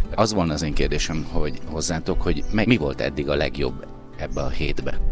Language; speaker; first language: Hungarian; native; Hungarian